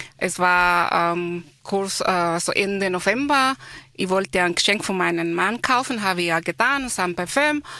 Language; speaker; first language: German; non-native, fluent; Spanish